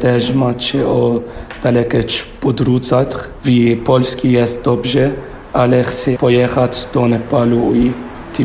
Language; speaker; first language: Polish; non-native, learner; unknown